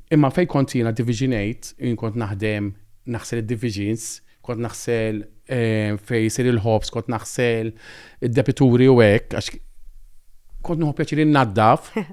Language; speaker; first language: Maltese; native; Maltese